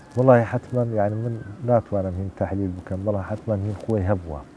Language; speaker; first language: Central Kurdish; native; Central Kurdish